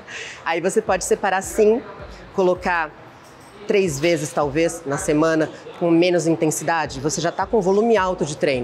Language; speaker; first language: Portuguese; native; Portuguese